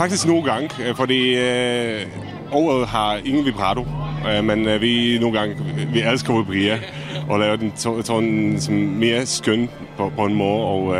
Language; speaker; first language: Danish; non-native, fluent; Czech